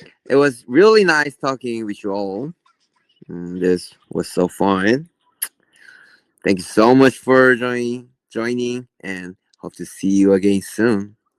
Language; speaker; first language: English; non-native, learner; Korean